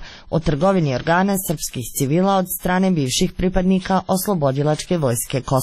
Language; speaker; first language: Croatian; native; Croatian